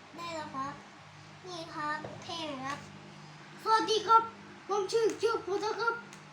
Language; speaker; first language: Thai; native; Thai